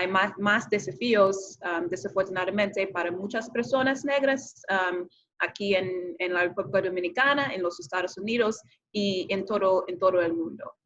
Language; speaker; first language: Spanish; non-native, fluent; English